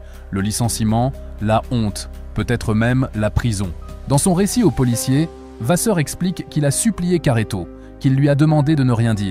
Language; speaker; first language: French; native; French